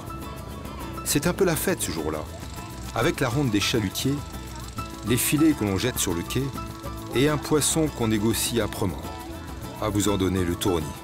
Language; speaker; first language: French; native; French